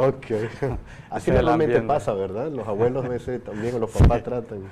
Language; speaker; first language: Spanish; native; Spanish